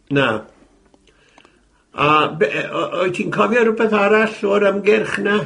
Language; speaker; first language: Welsh; native; Welsh